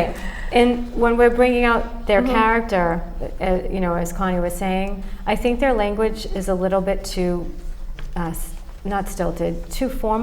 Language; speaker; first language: English; native; English